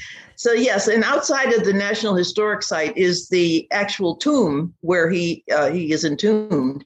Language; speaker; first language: English; native; English